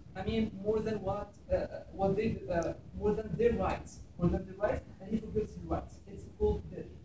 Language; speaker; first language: English; non-native, fluent; Arabic